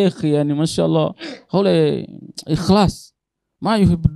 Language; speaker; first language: Arabic; non-native, learner; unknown